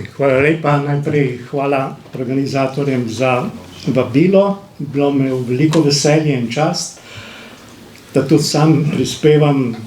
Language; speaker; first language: Slovenian; native; Slovenian